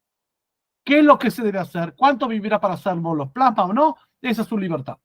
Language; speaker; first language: Spanish; native; Spanish